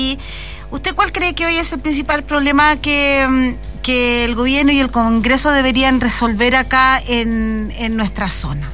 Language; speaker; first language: Spanish; native; Spanish